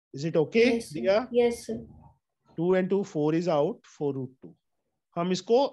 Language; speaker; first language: Hindi; native; Hindi